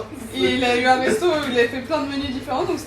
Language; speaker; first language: French; native; French